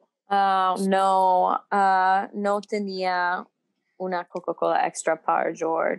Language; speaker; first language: Spanish; non-native, learner; English